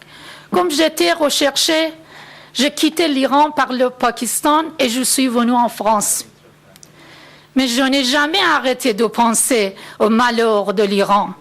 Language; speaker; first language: French; non-native, fluent; Persian